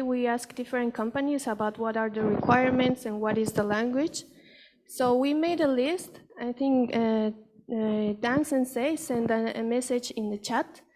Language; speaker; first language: English; non-native, fluent; Spanish